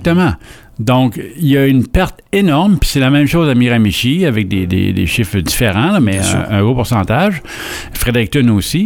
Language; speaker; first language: French; native; French